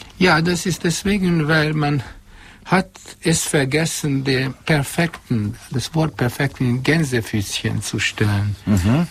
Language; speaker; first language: German; non-native, fluent; Hungarian